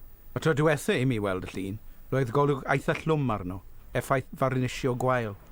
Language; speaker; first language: Welsh; native; Welsh